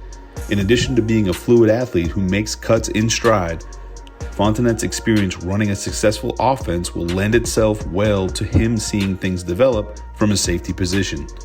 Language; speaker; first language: English; native; English